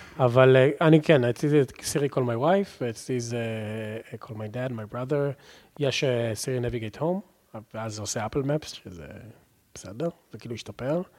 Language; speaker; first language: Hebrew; native; Hebrew